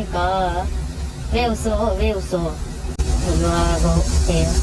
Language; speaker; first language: Korean; non-native, learner; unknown